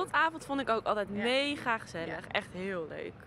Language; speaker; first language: Dutch; native; Dutch